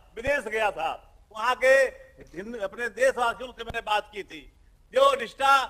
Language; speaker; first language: Hindi; native; Hindi